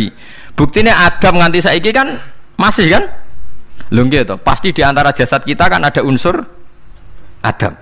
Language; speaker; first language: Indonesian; non-native, local second language; Javanese